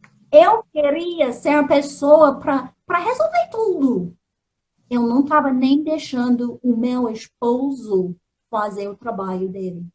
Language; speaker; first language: Portuguese; non-native, fluent; English